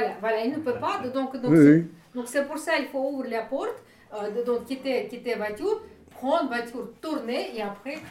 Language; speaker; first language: French; non-native, fluent; Russian